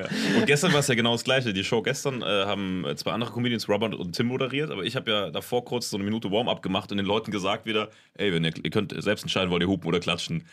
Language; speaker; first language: German; native; German